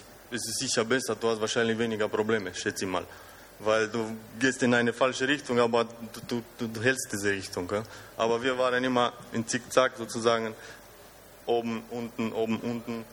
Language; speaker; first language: German; non-native, fluent; Romanian